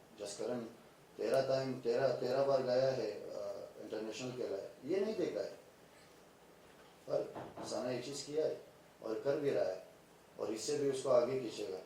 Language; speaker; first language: Hindi; non-native, fluent; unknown